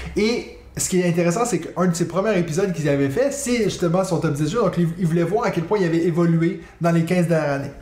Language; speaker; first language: French; native; French